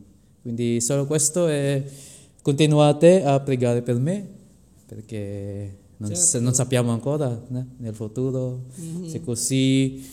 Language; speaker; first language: Italian; non-native, fluent; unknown